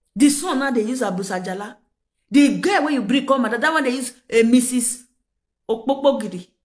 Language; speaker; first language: Nigerian Pidgin; non-native, local second language; Yoruba